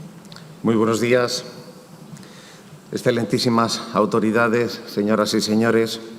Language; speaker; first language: Spanish; native; Spanish